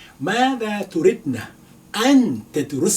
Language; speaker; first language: Arabic; non-native, fluent; Yoruba